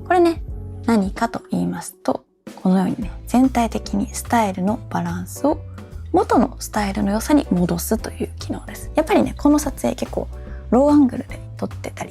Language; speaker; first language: Japanese; native; Japanese